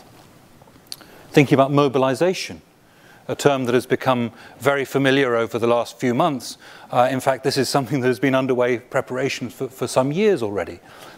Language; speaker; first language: English; native; English